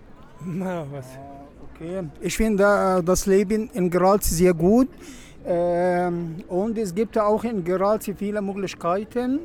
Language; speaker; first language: German; non-native, learner; Arabic